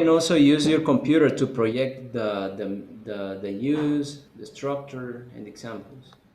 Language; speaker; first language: English; non-native, fluent; Spanish